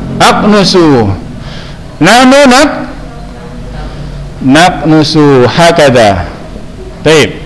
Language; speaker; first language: Arabic; non-native, fluent; Indonesian